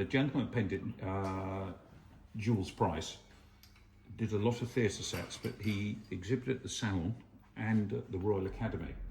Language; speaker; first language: English; native; English